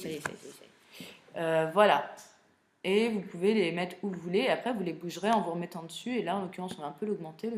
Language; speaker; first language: French; native; French